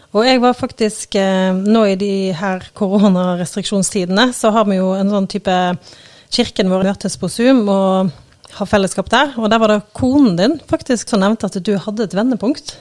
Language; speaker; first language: Norwegian; native; Norwegian